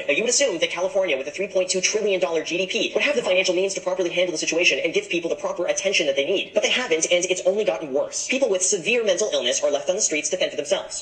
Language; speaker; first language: English; native; English